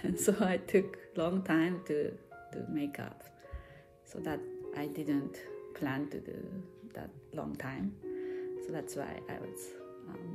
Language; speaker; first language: English; non-native, fluent; Japanese